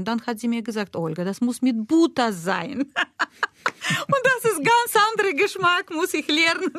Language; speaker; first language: German; non-native, learner; Russian